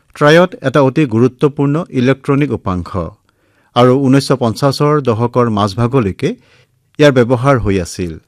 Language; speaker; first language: Assamese; native; Assamese